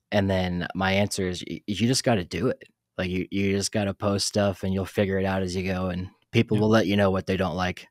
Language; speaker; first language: English; native; English